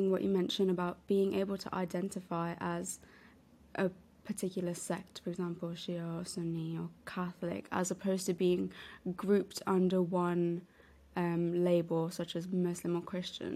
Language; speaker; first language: English; non-native, local second language; Urdu